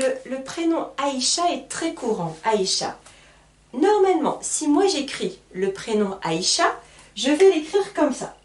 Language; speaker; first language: French; native; French